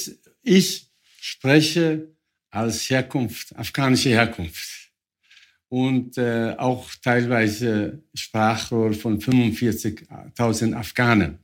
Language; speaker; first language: German; non-native, fluent; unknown